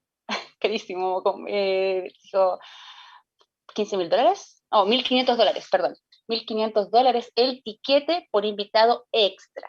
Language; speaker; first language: Spanish; native; Spanish